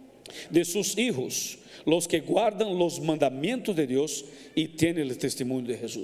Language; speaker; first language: Spanish; non-native, fluent; Portuguese